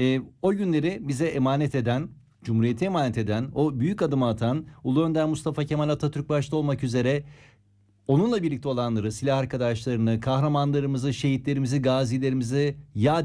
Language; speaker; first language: Turkish; native; Turkish